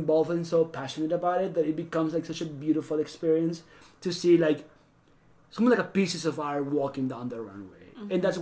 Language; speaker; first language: English; non-native, fluent; Spanish